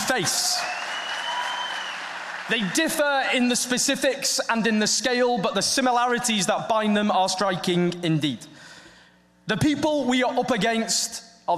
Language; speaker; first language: English; native; English